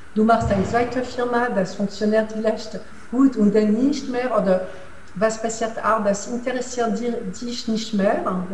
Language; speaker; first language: German; non-native, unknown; French